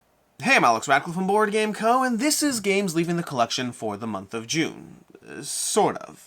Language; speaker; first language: English; native; English